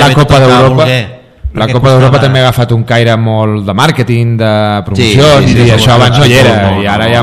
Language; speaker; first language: Catalan; native; Catalan